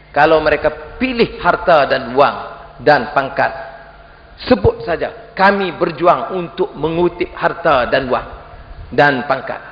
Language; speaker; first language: Malay; native; Malay